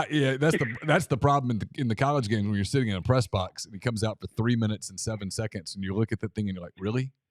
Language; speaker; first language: English; native; English